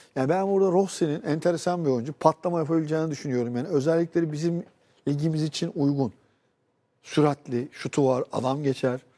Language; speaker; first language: Turkish; native; Turkish